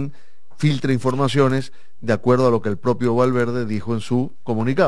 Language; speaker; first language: Spanish; native; Spanish